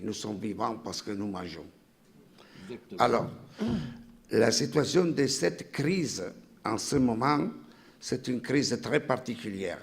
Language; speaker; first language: French; non-native, fluent; Italian